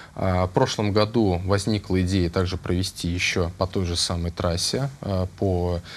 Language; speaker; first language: Russian; native; Russian